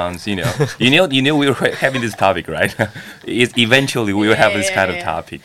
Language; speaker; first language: English; non-native, learner; Chinese